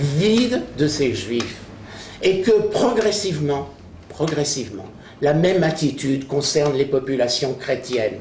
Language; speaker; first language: French; native; French